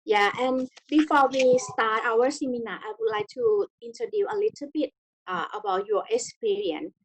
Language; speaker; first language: English; non-native, learner; Thai